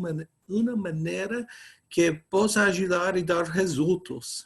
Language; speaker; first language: Portuguese; non-native, fluent; English